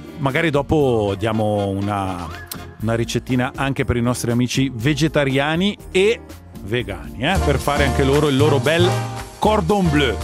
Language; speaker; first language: Italian; native; Italian